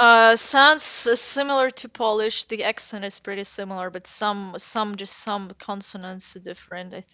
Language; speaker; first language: English; non-native, fluent; Ukrainian